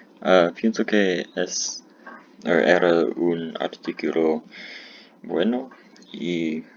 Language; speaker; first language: Spanish; non-native, learner; English